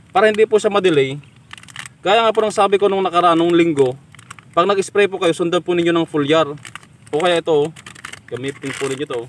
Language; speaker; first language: Filipino; non-native, local second language; Iloko